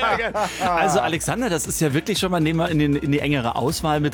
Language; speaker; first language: German; native; German